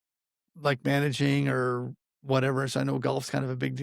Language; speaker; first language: English; native; English